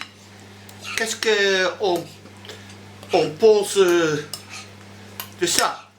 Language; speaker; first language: French; non-native, learner; Dutch